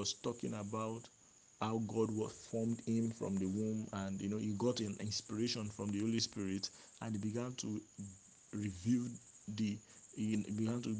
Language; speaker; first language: English; non-native, local second language; Yoruba